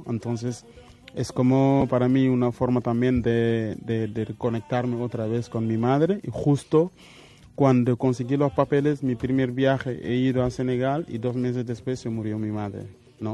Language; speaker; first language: Spanish; non-native, fluent; Wolof